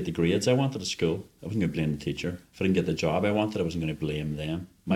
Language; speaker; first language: English; native; English